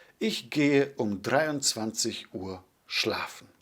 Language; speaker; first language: German; non-native, fluent; Polish